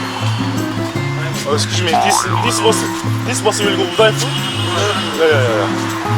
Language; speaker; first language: English; non-native, learner; Korean